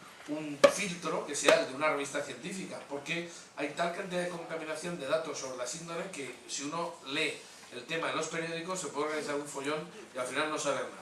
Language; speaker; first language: Spanish; native; Spanish